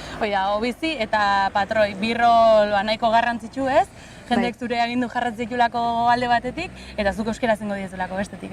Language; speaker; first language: Basque; native; Basque